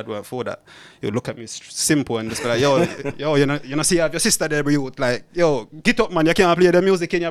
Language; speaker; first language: English; native; English